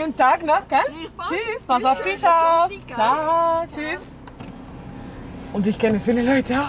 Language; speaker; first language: German; non-native, fluent; Spanish